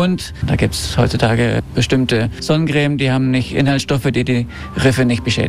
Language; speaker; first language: German; non-native, fluent; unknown